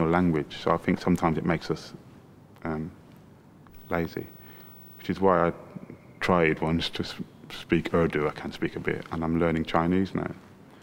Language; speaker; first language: English; native; English